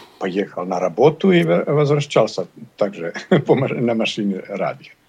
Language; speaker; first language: Russian; non-native, learner; Bosnian